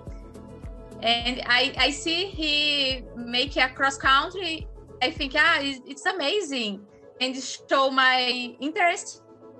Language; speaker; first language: English; non-native, learner; Portuguese